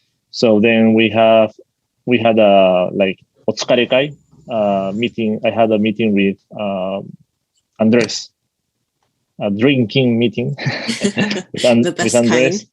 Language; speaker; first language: English; non-native, fluent; Spanish